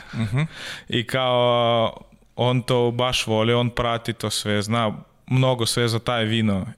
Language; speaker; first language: Serbian; non-native, learner; Russian